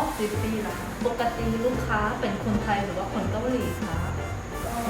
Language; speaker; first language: Thai; non-native, learner; Korean